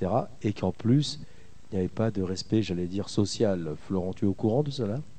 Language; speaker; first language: French; native; French